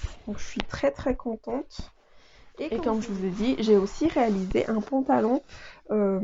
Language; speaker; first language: French; native; French